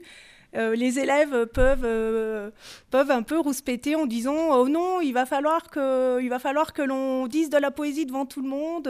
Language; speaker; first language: French; native; French